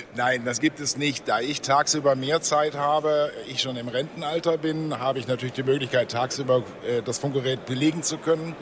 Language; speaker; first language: German; native; German